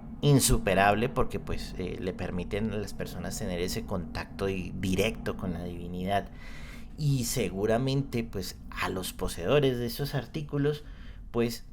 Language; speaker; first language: Spanish; native; Spanish